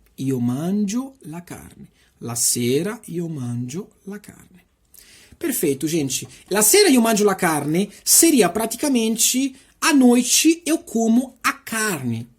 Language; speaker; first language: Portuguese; non-native, fluent; Italian